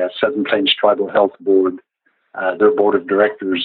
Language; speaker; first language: English; native; English